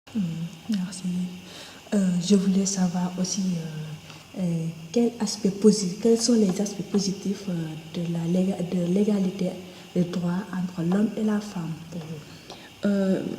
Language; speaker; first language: French; non-native, local second language; Wolof